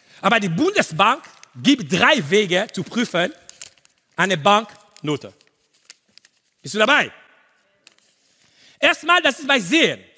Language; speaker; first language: German; non-native, learner; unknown